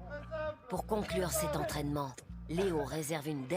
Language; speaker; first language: French; native; French